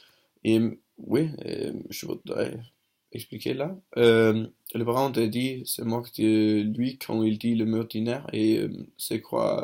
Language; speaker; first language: French; non-native, learner; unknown